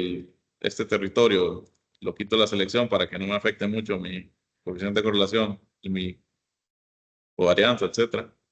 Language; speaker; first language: Spanish; native; Spanish